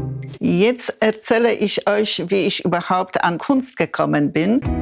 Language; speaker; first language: German; non-native, fluent; Polish